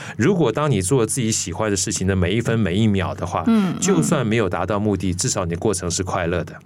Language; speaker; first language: Chinese; native; Chinese